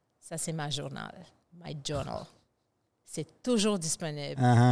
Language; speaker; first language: French; non-native, fluent; English